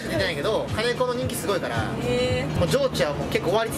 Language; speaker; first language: Japanese; native; Japanese